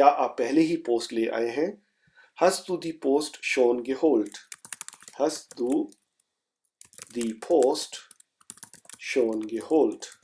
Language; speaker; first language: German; non-native, fluent; Urdu